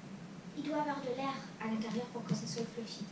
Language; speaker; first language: French; native; French